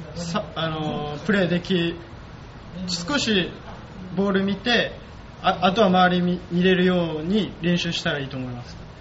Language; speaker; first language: Japanese; native; Japanese